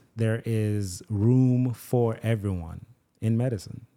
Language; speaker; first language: English; non-native, local second language; Igbo